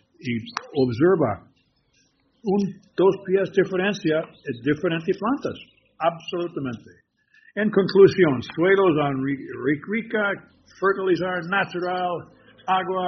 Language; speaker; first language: Spanish; non-native, learner; English